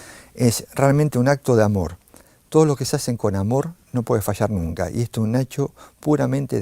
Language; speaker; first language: Spanish; native; Spanish